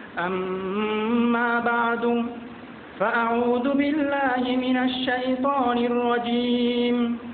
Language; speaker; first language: Arabic; non-native, fluent; Bangla